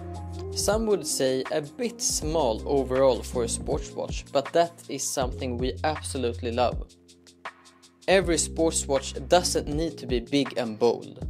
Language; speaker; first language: English; non-native, fluent; Swedish